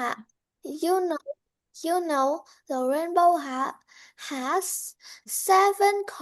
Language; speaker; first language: English; non-native, learner; Vietnamese